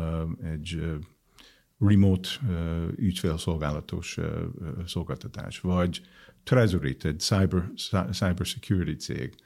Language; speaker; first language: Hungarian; non-native, fluent; English